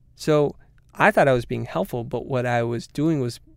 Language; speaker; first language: English; native; English